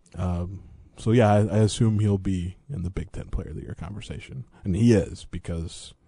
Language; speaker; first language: English; native; English